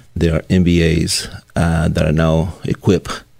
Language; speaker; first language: English; non-native, fluent; Spanish